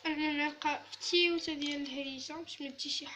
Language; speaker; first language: Arabic; native; Arabic